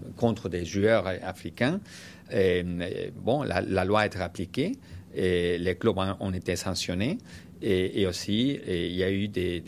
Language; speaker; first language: French; non-native, fluent; Spanish